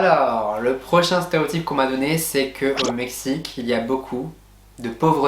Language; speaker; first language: French; native; French